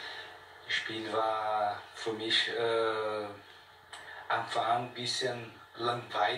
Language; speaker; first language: German; non-native, fluent; Portuguese